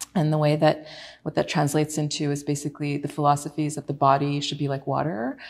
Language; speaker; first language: English; native; English